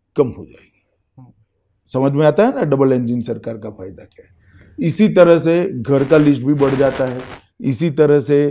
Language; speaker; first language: Hindi; non-native, local second language; Gujarati